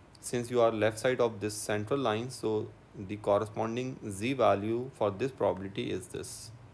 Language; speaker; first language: English; non-native, local second language; Urdu